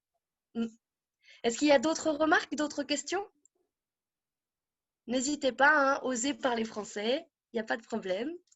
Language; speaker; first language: French; native; French